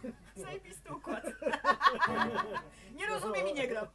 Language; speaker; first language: Polish; native; Polish